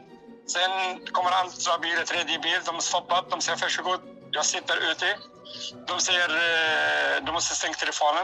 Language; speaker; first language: Swedish; non-native, learner; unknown